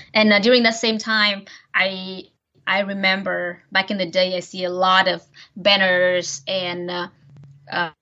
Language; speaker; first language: English; non-native, fluent; Vietnamese